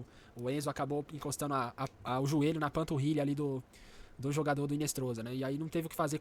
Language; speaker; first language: Portuguese; native; Portuguese